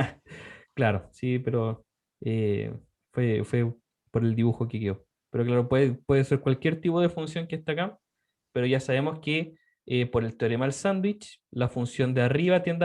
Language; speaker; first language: Spanish; native; Spanish